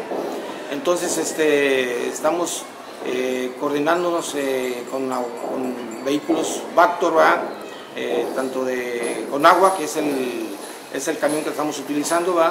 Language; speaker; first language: Spanish; native; Spanish